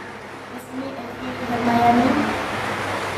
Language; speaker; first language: Arabic; non-native, learner; Indonesian